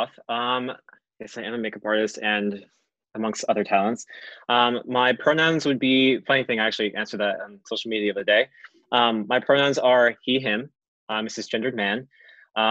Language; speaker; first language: English; native; English